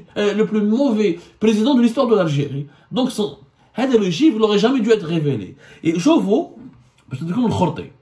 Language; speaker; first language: French; non-native, local second language; Arabic